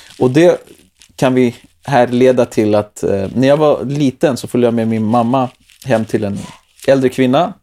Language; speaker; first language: Swedish; early bilingual, other home language; Spanish